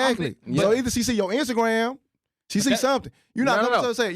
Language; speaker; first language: English; native; English